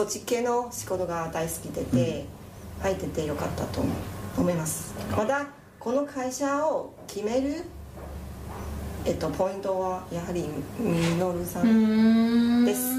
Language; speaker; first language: Japanese; non-native, fluent; Chinese